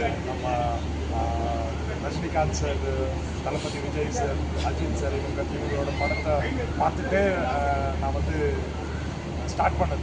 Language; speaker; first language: Tamil; non-native, local second language; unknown